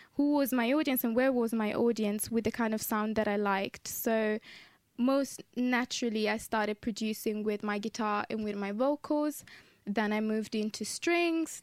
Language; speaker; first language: English; non-native, fluent; Italian